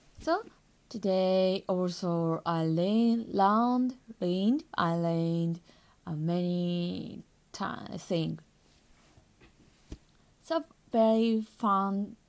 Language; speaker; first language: English; non-native, learner; Japanese